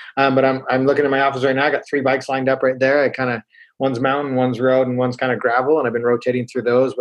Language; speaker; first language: English; native; English